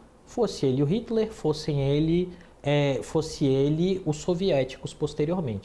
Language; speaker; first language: Portuguese; native; Portuguese